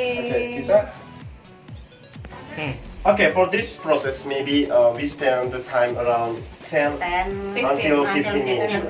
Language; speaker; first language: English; non-native, learner; Indonesian